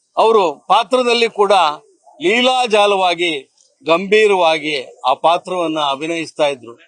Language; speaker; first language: Kannada; native; Kannada